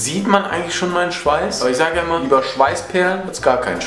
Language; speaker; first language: German; native; German